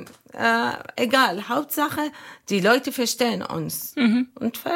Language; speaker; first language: German; non-native, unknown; Arabic